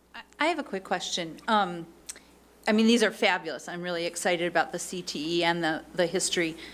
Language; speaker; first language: English; native; English